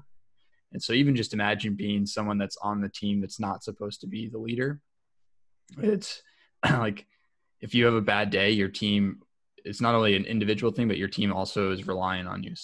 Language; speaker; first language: English; native; English